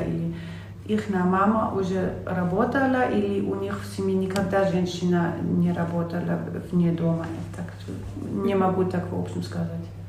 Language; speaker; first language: Russian; non-native, fluent; German